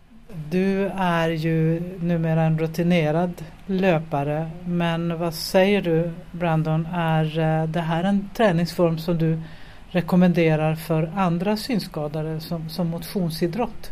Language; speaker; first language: Swedish; native; Swedish